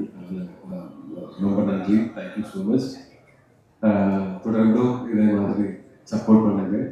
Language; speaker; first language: Tamil; non-native, learner; Malayalam